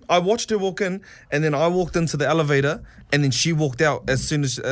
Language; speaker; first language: English; non-native, local second language; Māori